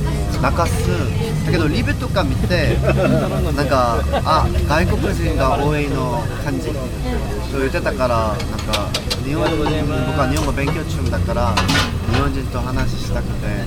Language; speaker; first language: Japanese; non-native, learner; Korean